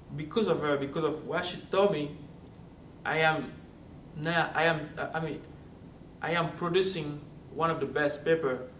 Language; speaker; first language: English; non-native, fluent; French